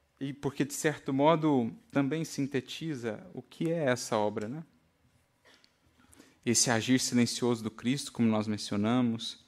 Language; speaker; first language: Portuguese; native; Portuguese